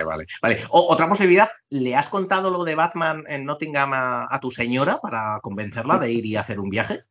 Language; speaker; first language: Spanish; native; Spanish